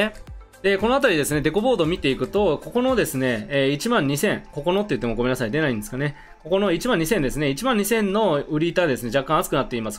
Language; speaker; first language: Japanese; native; Japanese